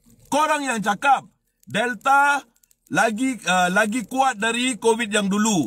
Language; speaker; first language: Malay; non-native, local second language; Tamil